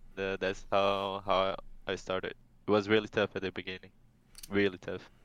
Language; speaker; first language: English; non-native, fluent; Portuguese